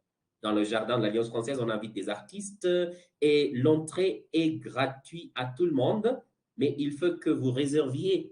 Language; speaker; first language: French; non-native, fluent; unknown